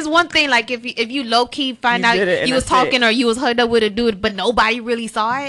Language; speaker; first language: English; early bilingual, other home language; Spanish